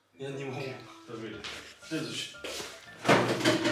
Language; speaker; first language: Russian; non-native, learner; Korean